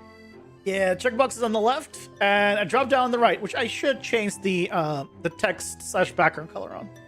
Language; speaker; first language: English; native; English